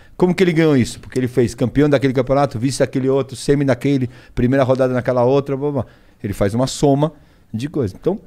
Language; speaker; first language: Portuguese; early bilingual, other home language; Spanish